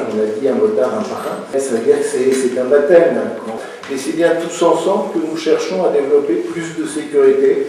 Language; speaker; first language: French; native; French